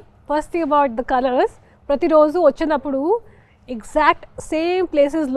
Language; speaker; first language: Telugu; non-native, local second language; Hindi